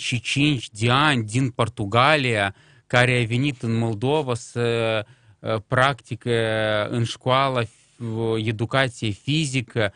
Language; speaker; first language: Romanian; non-native, local second language; Russian